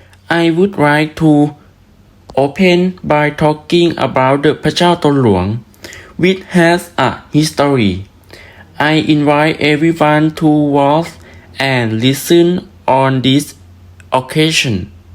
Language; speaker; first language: English; non-native, learner; Thai